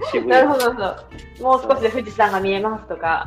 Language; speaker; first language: Japanese; native; Japanese